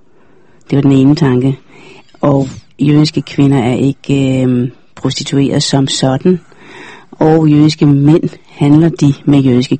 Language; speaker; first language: Danish; native; Danish